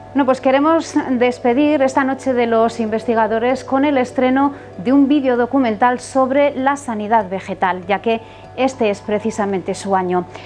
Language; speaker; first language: Spanish; native; Spanish